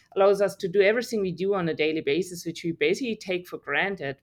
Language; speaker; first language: English; non-native, fluent; German